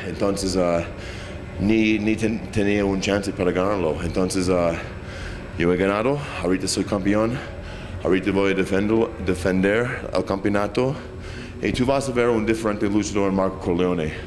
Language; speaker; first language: Spanish; non-native, fluent; English